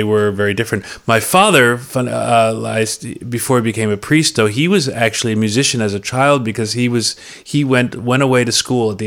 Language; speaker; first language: English; native; English